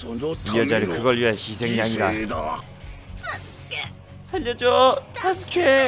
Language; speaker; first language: Korean; native; Korean